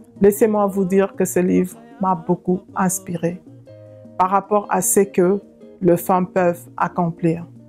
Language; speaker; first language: French; non-native, local second language; Lingala